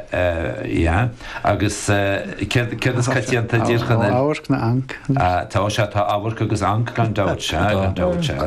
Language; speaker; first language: Irish; native; Irish